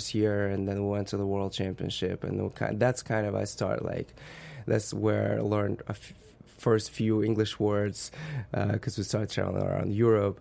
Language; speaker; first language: English; non-native, fluent; Russian